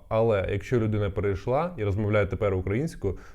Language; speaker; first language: Ukrainian; non-native, local second language; Russian